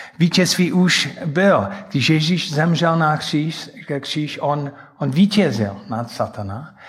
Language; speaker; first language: Czech; non-native, fluent; English